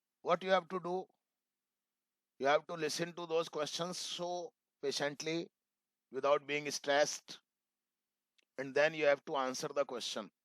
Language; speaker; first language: English; non-native, local second language; Hindi